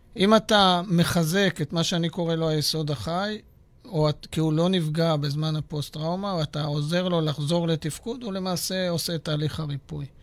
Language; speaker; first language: Hebrew; native; Hebrew